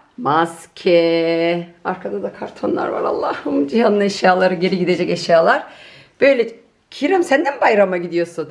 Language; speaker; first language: Turkish; early bilingual, heritage; Turkish